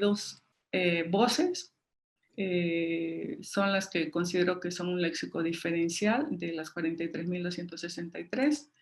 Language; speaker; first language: Spanish; native; Spanish